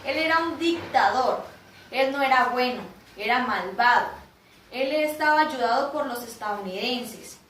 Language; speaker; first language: Spanish; native; Spanish